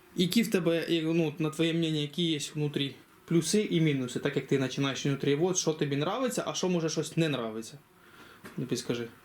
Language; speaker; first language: Ukrainian; native; Ukrainian